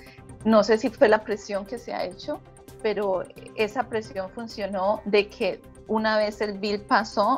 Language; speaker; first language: Spanish; native; Spanish